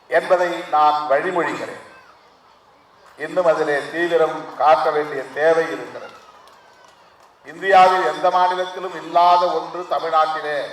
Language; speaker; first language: Tamil; native; Tamil